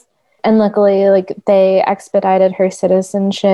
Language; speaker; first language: English; native; English